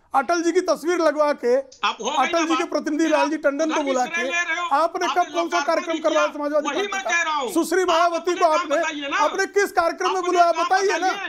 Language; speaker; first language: Hindi; native; Hindi